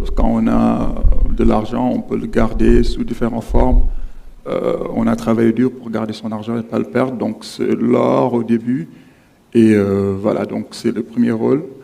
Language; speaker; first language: French; non-native, local second language; Wolof